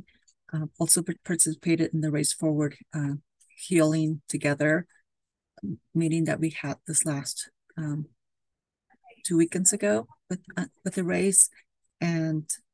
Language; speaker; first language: English; early bilingual, other home language; Spanish